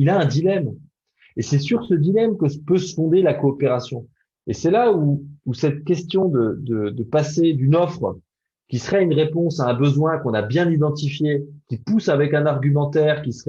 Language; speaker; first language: French; native; French